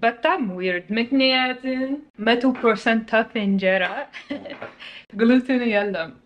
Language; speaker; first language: Amharic; non-native, learner; Arabic